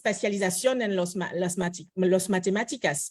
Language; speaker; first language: Spanish; non-native, fluent; French